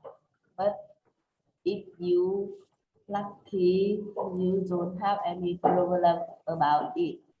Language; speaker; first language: English; non-native, learner; Vietnamese